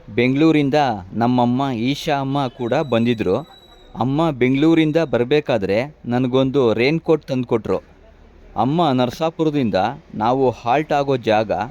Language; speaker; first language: Kannada; native; Kannada